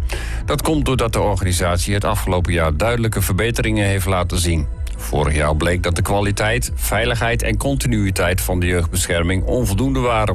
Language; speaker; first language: Dutch; native; Dutch